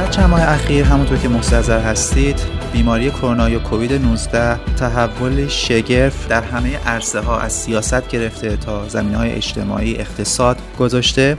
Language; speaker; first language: Persian; native; Persian